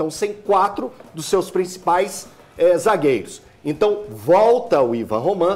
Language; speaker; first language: Portuguese; native; Portuguese